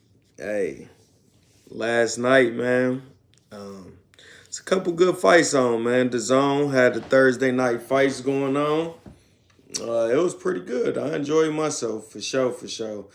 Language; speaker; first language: English; native; English